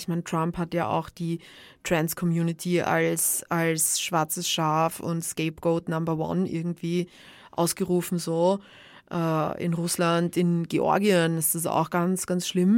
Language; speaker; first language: German; native; German